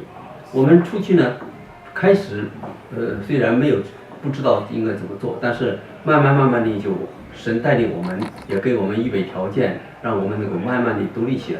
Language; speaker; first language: Chinese; native; Chinese